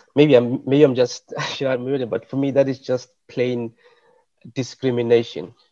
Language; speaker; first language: English; non-native, local second language; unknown